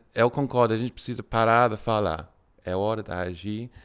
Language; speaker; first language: Portuguese; non-native, fluent; English